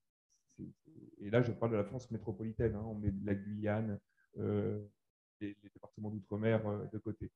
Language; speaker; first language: French; native; French